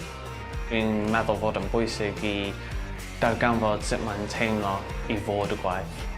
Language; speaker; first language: Welsh; non-native, local second language; English